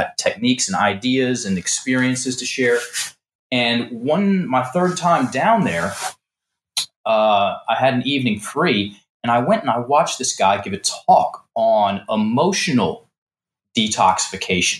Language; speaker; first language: English; native; English